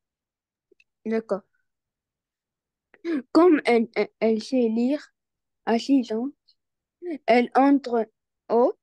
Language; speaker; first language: French; non-native, learner; Arabic